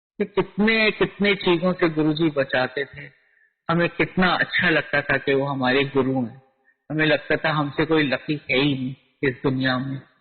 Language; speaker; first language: Hindi; native; Hindi